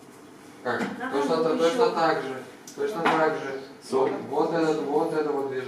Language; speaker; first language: Russian; native; Russian